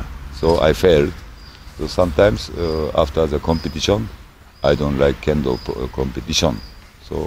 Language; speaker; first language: English; non-native, learner; Japanese